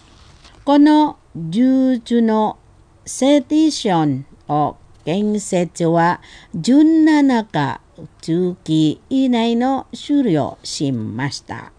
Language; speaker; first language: Japanese; non-native, fluent; Indonesian